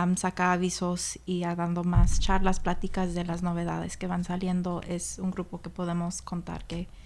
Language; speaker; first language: Spanish; early bilingual, heritage; Spanish